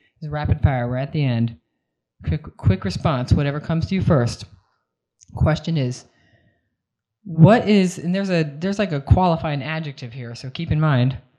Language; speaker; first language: English; native; English